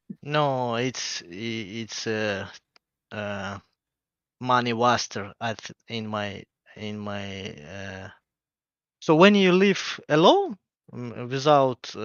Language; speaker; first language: English; non-native, learner; Russian